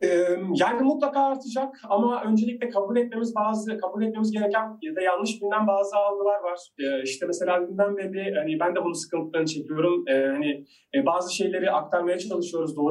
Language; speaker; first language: Turkish; native; Turkish